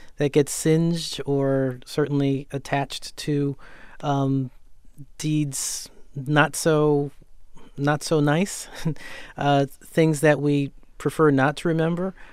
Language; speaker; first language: English; native; English